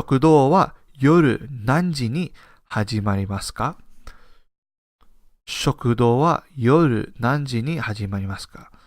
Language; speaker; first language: Japanese; non-native, fluent; English